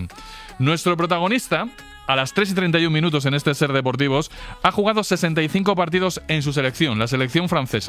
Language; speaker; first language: Spanish; native; Spanish